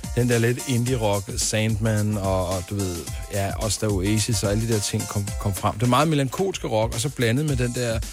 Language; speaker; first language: Danish; native; Danish